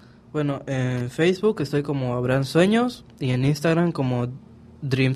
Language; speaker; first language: Spanish; native; Spanish